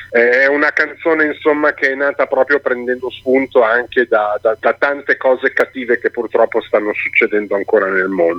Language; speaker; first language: Italian; native; Italian